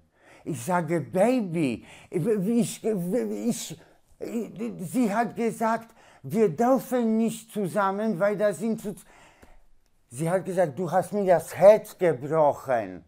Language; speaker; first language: German; non-native, learner; Polish